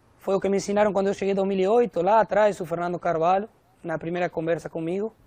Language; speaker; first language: Portuguese; non-native, fluent; Spanish